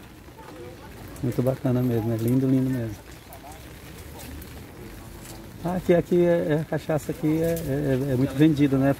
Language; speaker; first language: Portuguese; native; Portuguese